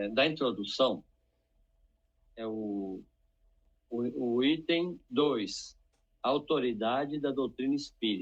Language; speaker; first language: Portuguese; native; Portuguese